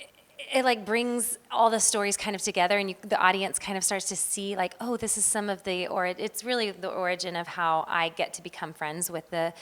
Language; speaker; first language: English; native; English